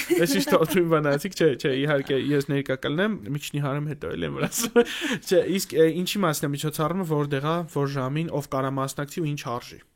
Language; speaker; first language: Armenian; native; Armenian